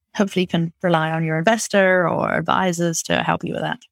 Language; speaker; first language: English; native; English